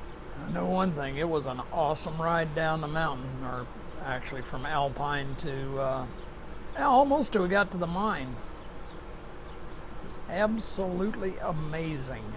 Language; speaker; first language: English; native; English